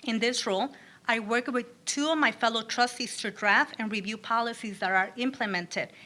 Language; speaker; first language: English; early bilingual, other home language; Spanish